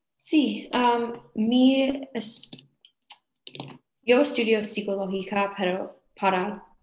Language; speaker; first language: Spanish; non-native, learner; English